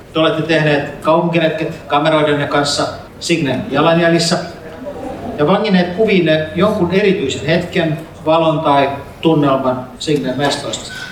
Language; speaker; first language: Finnish; native; Finnish